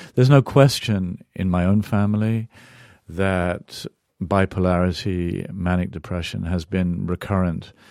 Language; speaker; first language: English; native; English